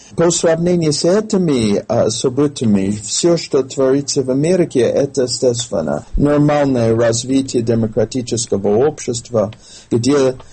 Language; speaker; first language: Russian; non-native, fluent; English